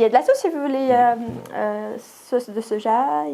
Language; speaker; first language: French; non-native, local second language; Arabic